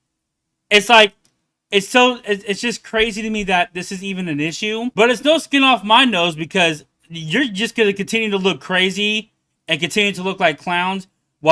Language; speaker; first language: English; native; English